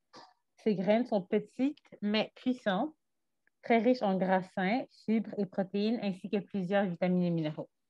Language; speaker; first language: French; native; French